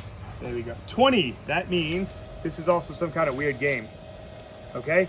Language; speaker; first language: English; native; English